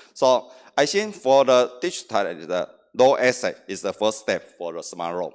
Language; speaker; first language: English; non-native, learner; Chinese